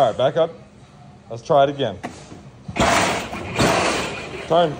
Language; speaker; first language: English; native; English